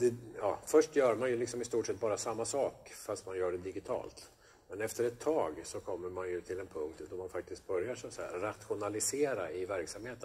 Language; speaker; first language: Swedish; native; Swedish